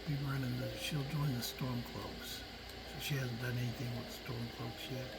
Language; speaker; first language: English; native; English